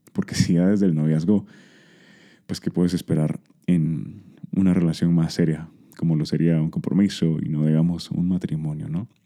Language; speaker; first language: Spanish; early bilingual, heritage; Spanish